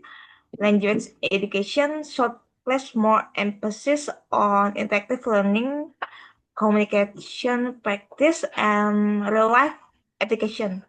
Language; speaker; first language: English; non-native, learner; Indonesian